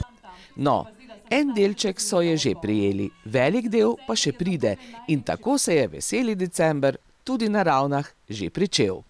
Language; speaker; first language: Slovenian; native; Slovenian